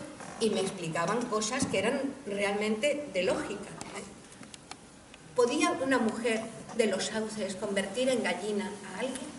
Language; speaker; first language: Spanish; native; Spanish